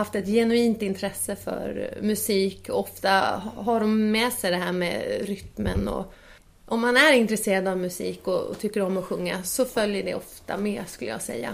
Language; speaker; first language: Swedish; native; Swedish